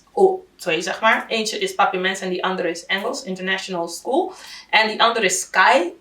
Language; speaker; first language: Dutch; non-native, local second language; Haitian Creole